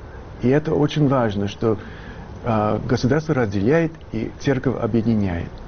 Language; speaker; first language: Russian; non-native, fluent; English